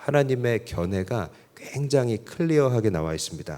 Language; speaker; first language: Korean; native; Korean